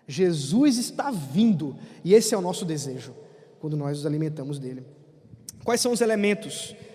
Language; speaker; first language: Portuguese; native; Portuguese